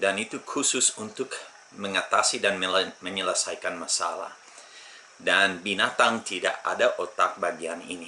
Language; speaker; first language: Indonesian; non-native, fluent; English